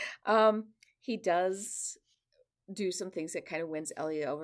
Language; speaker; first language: English; native; English